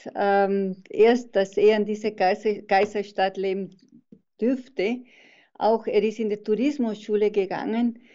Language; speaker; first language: German; non-native, fluent; Spanish